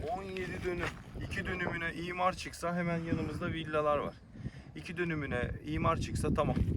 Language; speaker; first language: Turkish; early bilingual, heritage; Turkish